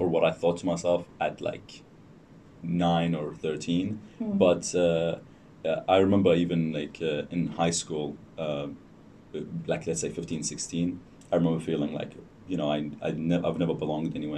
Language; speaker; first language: English; non-native, fluent; Persian